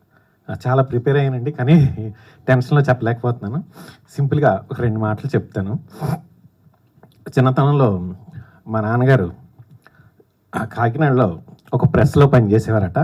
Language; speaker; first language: Telugu; native; Telugu